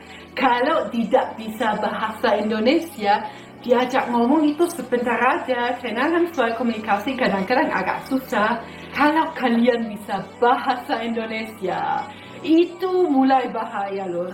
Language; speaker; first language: Indonesian; non-native, fluent; German